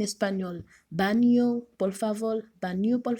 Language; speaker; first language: Spanish; non-native, learner; Haitian Creole